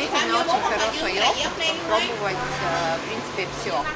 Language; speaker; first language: Russian; non-native, fluent; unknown